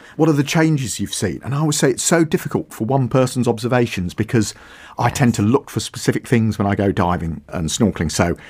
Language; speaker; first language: English; native; English